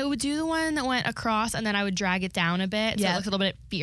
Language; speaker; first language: English; native; English